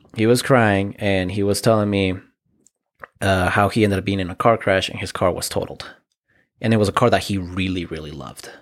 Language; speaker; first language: English; early bilingual, other home language; Spanish